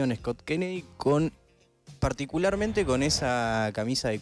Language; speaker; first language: Spanish; native; Spanish